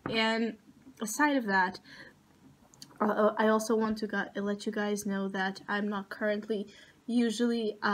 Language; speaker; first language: English; non-native, fluent; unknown